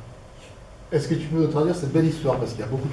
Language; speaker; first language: French; native; French